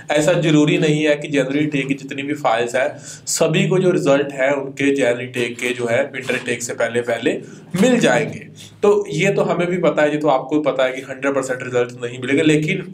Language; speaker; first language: Hindi; non-native, local second language; Punjabi